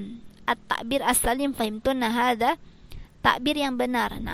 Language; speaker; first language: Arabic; non-native, fluent; Indonesian